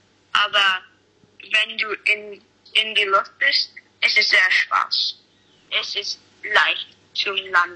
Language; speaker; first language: German; non-native, learner; English